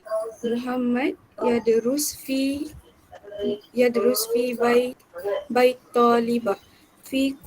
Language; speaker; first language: Arabic; non-native, learner; Malay